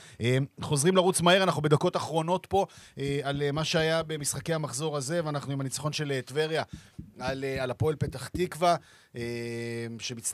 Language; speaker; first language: Hebrew; native; Hebrew